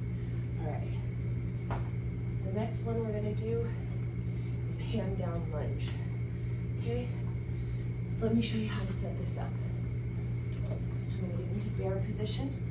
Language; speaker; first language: English; native; English